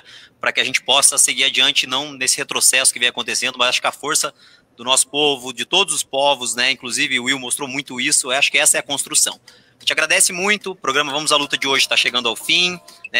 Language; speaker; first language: Portuguese; native; Portuguese